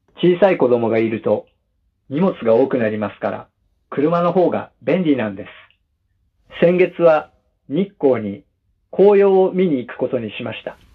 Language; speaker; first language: Japanese; non-native, fluent; Indonesian